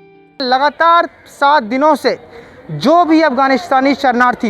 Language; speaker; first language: Hindi; native; Hindi